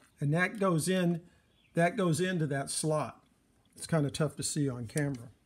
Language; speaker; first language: English; native; English